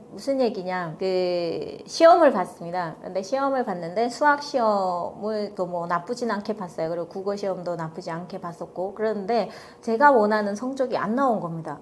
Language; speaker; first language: Korean; native; Korean